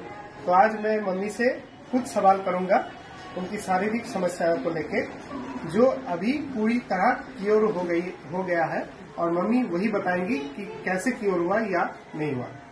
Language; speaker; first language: Hindi; non-native, local second language; Bangla